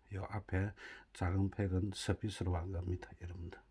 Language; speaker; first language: Korean; native; Korean